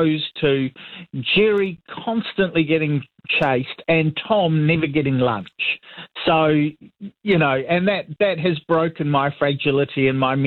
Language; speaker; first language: English; native; English